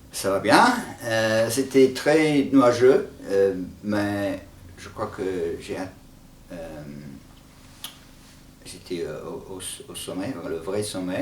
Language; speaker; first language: French; non-native, fluent; English